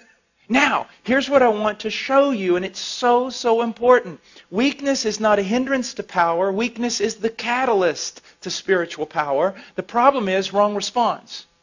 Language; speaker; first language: English; native; English